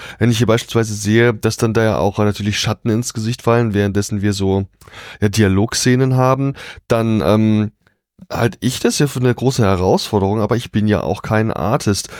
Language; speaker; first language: German; native; German